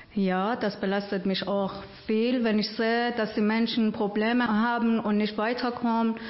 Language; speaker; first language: German; non-native, fluent; Persian